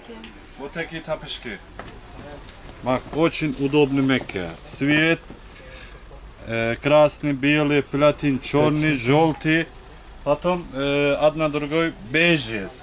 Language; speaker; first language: Russian; non-native, learner; Turkish